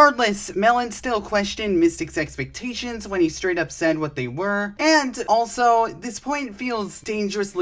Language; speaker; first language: English; native; English